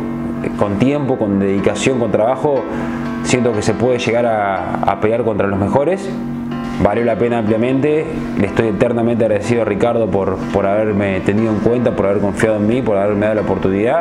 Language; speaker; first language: Spanish; native; Spanish